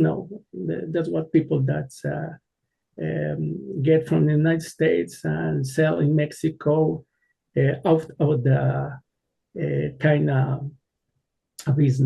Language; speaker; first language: English; non-native, learner; Spanish